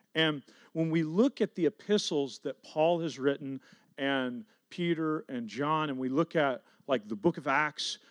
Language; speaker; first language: English; native; English